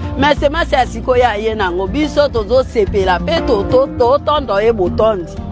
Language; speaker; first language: Lingala; native; Lingala